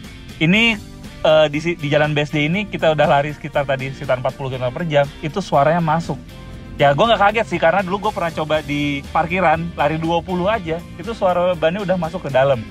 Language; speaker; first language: Indonesian; native; Indonesian